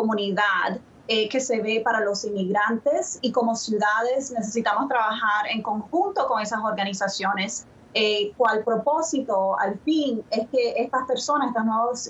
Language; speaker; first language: Spanish; early bilingual, other home language; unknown